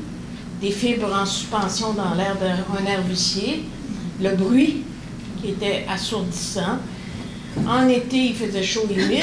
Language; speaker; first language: French; native; French